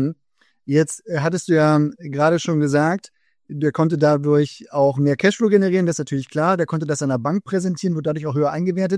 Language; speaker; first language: German; native; German